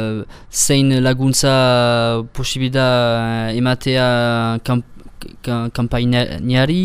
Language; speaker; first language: Basque; non-native, local second language; French